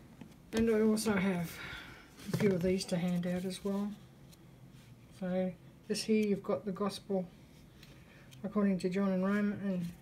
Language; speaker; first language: English; native; English